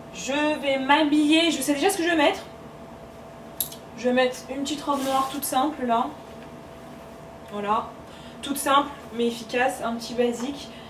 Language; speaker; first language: French; native; French